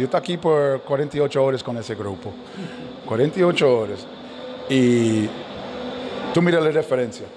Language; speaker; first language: Spanish; non-native, learner; English